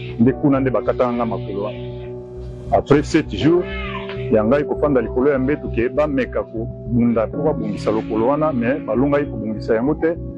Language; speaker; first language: Lingala; native; Lingala